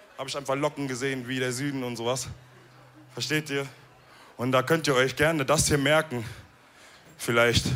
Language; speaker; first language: German; early bilingual, other home language; Wolof